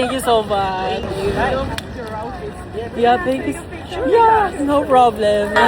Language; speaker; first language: English; non-native, local second language; Filipino